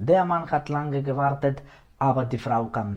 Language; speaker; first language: German; non-native, fluent; Macedonian